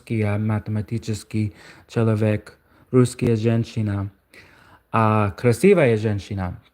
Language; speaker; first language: Russian; non-native, learner; English